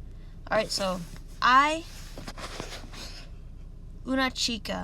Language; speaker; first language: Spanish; non-native, learner; English